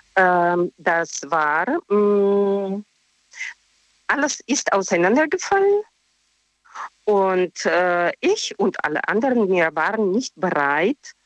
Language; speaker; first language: German; non-native, learner; Russian